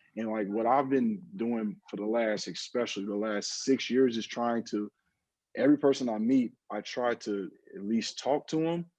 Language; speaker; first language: English; native; English